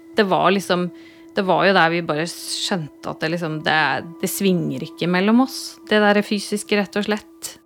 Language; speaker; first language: Norwegian; native; Norwegian